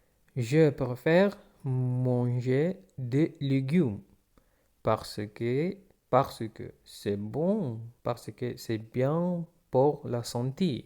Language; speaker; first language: French; non-native, fluent; Pashto